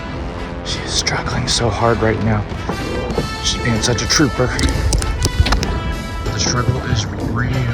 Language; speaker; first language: English; native; English